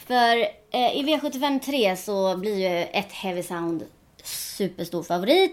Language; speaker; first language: Swedish; native; Swedish